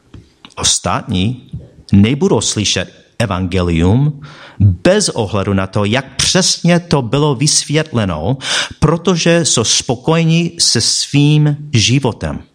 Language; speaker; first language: Czech; non-native, fluent; English